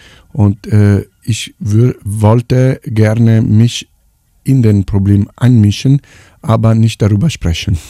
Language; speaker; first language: German; non-native, fluent; Italian